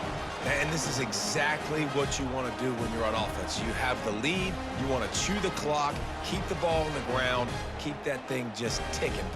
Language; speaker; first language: English; native; English